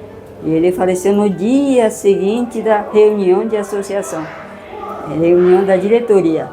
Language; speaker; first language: Portuguese; early bilingual, other home language; Japanese